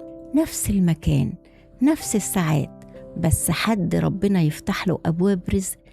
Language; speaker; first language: Arabic; native; Arabic